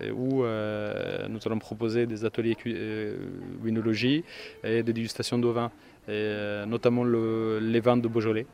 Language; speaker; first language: French; non-native, fluent; Arabic